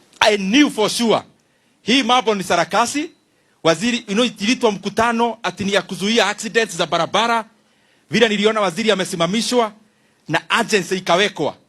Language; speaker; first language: Swahili; non-native, local second language; Kikuyu